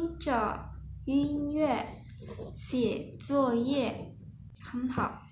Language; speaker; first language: Chinese; non-native, learner; Indonesian